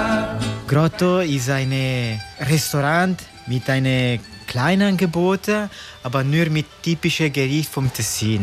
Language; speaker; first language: German; non-native, local second language; Italian